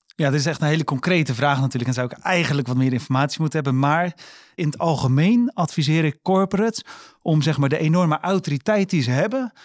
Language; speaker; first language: Dutch; native; Dutch